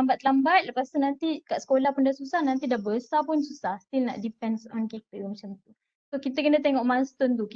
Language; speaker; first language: Malay; native; Malay